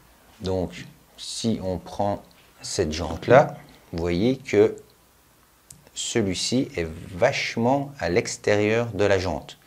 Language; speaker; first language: French; native; French